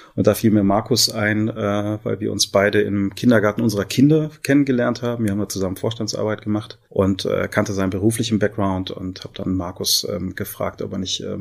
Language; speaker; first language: German; native; German